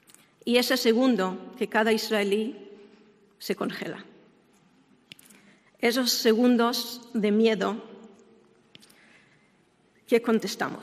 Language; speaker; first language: Spanish; non-native, fluent; Hebrew